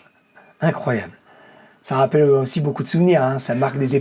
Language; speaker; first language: French; native; French